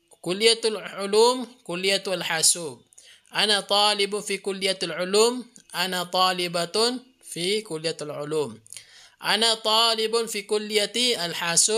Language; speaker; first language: Arabic; non-native, fluent; Filipino